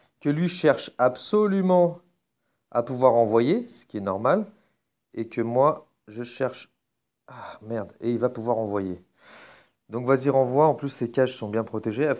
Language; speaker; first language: French; native; French